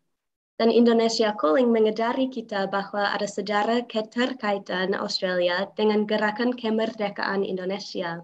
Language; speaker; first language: Indonesian; non-native, fluent; English